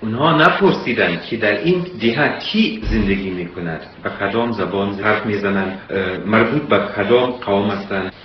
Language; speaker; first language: Persian; non-native, fluent; German